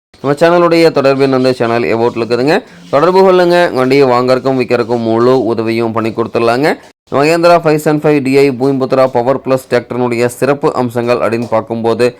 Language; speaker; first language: Tamil; native; Tamil